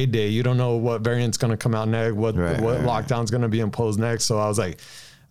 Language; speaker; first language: English; native; English